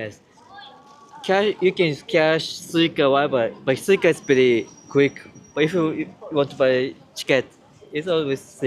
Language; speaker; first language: English; non-native, learner; Japanese